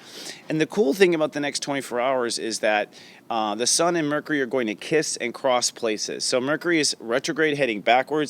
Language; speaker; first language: English; native; English